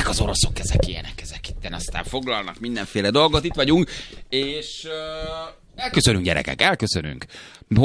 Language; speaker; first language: Hungarian; native; Hungarian